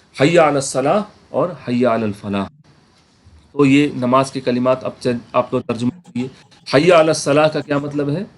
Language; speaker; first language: Urdu; native; Urdu